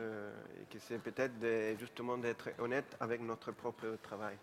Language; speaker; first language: French; non-native, fluent; Spanish